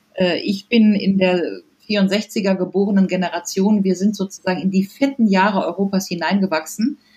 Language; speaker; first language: German; native; German